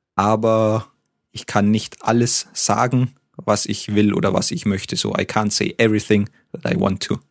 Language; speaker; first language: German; native; German